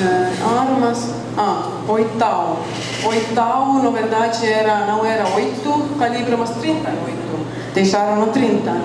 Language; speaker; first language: Portuguese; non-native, fluent; Estonian